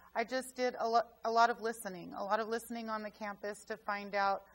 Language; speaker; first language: English; native; English